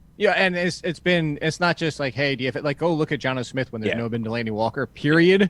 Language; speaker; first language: English; native; English